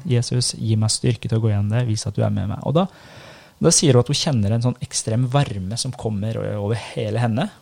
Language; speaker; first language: Norwegian; early bilingual, other home language; Persian